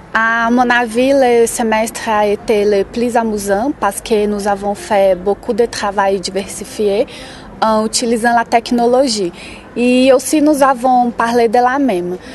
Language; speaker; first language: French; non-native, learner; Portuguese